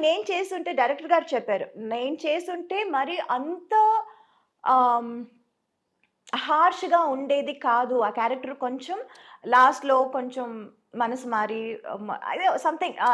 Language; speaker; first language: Telugu; non-native, fluent; Tamil